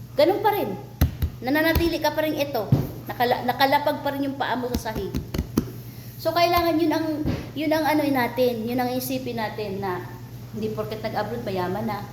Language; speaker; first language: Filipino; non-native, local second language; Cebuano